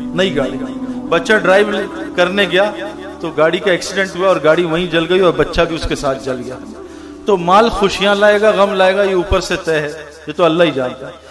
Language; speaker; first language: Urdu; native; Urdu